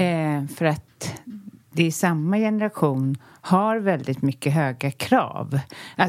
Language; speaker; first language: Swedish; native; Swedish